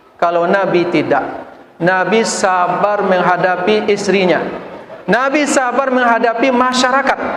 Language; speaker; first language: Malay; non-native, local second language; Minangkabau